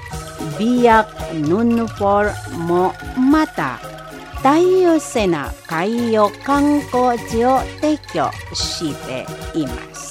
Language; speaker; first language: Japanese; non-native, fluent; Indonesian